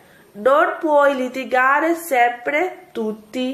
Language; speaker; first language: Italian; non-native, fluent; Urdu